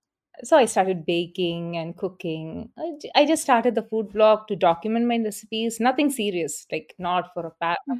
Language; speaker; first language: English; non-native, local second language; Tamil